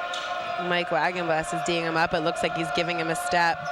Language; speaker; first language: English; native; English